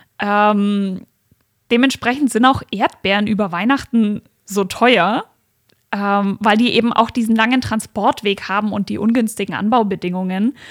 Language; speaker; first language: German; native; German